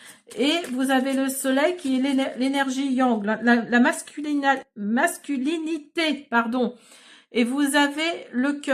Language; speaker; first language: French; native; French